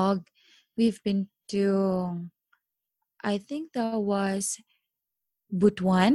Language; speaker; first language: English; non-native, local second language; Filipino